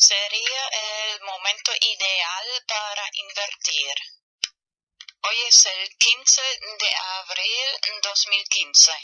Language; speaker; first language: Spanish; non-native, fluent; German